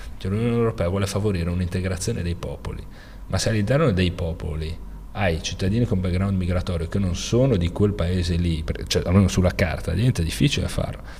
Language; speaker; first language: Italian; native; Italian